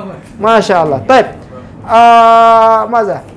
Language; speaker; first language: Arabic; non-native, fluent; Indonesian